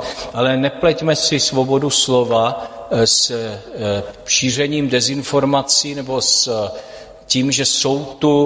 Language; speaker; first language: Czech; native; Czech